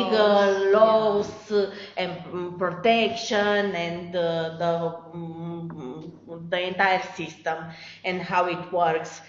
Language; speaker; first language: English; non-native, fluent; Romanian